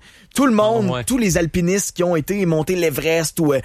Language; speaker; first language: French; native; French